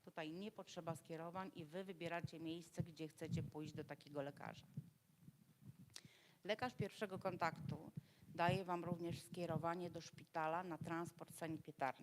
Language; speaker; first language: Polish; native; Polish